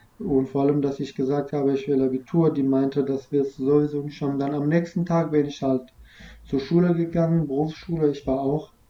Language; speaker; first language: German; non-native, fluent; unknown